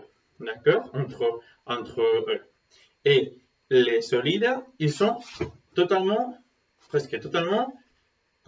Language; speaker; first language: French; non-native, learner; Spanish